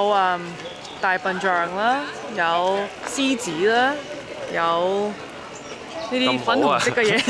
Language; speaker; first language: Cantonese; early bilingual, heritage; English